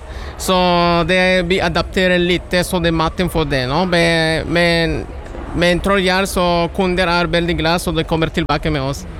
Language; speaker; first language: Norwegian; non-native, learner; Spanish